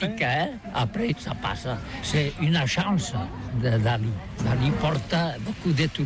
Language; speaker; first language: French; non-native, learner; Catalan